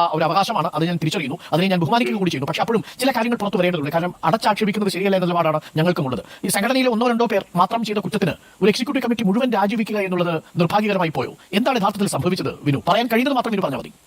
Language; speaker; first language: Malayalam; native; Malayalam